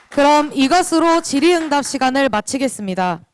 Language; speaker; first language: Korean; native; Korean